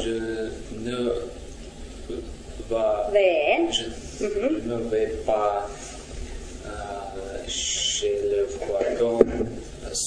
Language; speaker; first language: French; non-native, learner; Russian